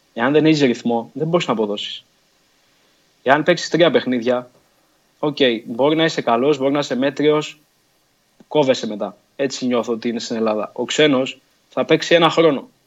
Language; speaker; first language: Greek; early bilingual, other home language; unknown